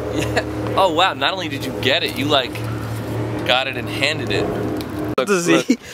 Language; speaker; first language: English; native; English